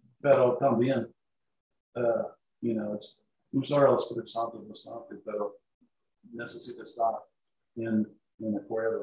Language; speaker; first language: Spanish; non-native, learner; English